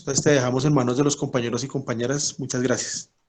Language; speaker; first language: Spanish; native; Spanish